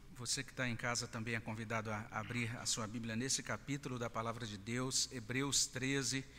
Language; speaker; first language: Portuguese; native; Portuguese